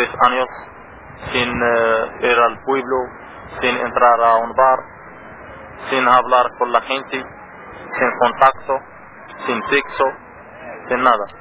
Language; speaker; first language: Spanish; non-native, learner; Arabic